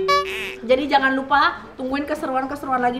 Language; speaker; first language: Indonesian; native; Indonesian